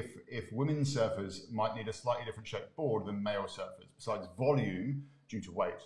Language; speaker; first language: English; native; English